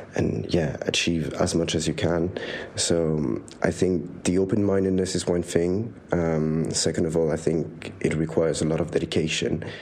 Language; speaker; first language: English; non-native, fluent; French